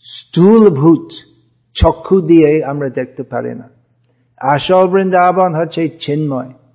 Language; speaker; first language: Bangla; non-native, fluent; English